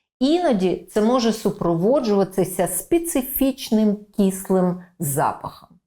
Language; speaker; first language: Ukrainian; native; Ukrainian